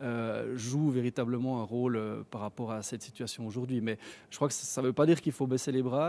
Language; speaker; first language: French; native; French